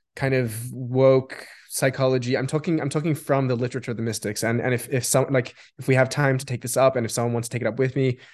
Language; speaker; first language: English; non-native, local second language; Yiddish